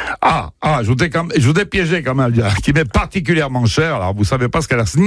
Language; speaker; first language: French; native; French